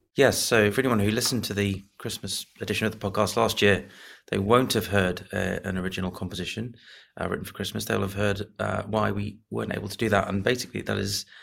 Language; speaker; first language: English; native; English